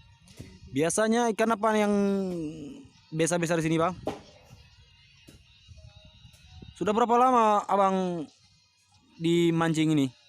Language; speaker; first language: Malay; non-native, local second language; Achinese